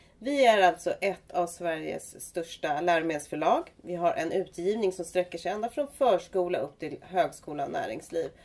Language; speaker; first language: Swedish; native; Swedish